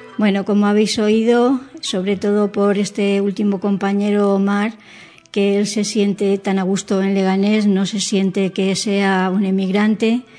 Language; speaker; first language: Spanish; native; Spanish